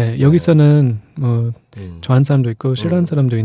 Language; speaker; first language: Korean; non-native, fluent; English